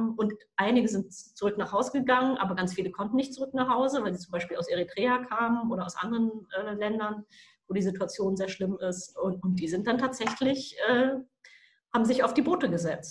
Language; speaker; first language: German; native; German